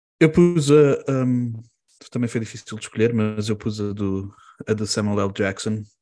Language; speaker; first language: Portuguese; early bilingual, heritage; Portuguese